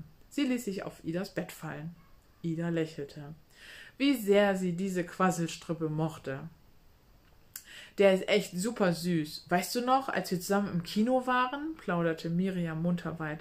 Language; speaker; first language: German; native; German